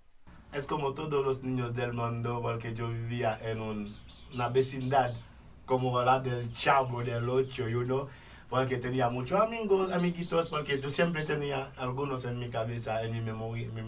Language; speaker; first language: Spanish; non-native, fluent; Haitian Creole